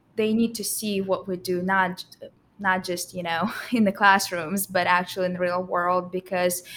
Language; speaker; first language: English; non-native, fluent; Russian